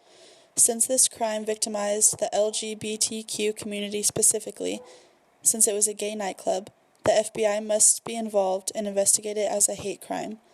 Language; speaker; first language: English; native; English